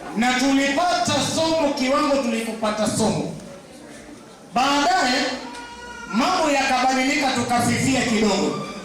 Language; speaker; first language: Swahili; native; Swahili